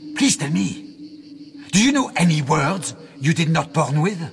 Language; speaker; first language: English; non-native, fluent; French